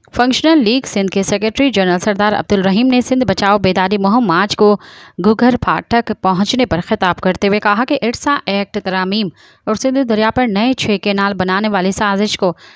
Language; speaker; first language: Urdu; non-native, local second language; Sindhi